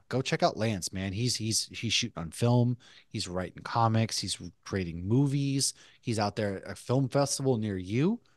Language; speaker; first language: English; native; English